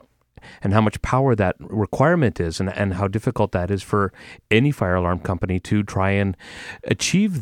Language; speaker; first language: English; native; English